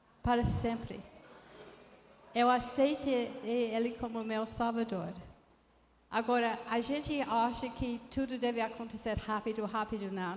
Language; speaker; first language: Portuguese; non-native, fluent; English